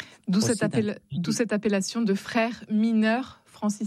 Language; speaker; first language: French; native; French